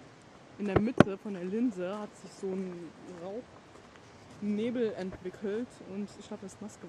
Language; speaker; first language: German; native; German